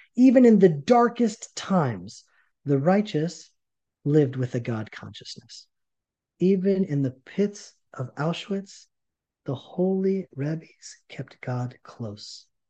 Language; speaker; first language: English; native; English